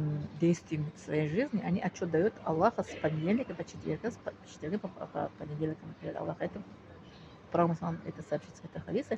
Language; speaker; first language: Russian; non-native, local second language; Tajik